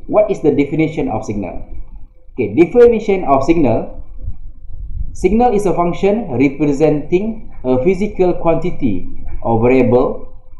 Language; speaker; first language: English; non-native, local second language; Malay